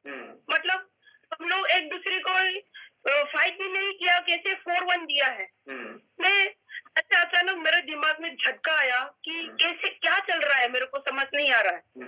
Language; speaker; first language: Hindi; non-native, local second language; Manipuri